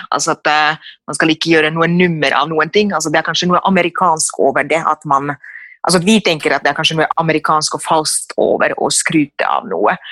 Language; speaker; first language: Norwegian; non-native, fluent; Finnish